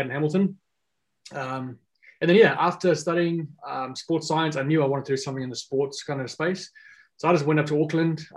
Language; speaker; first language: English; non-native, local second language; Afrikaans